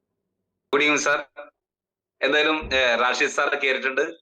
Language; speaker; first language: Malayalam; native; Malayalam